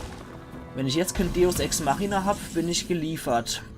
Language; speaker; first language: German; native; German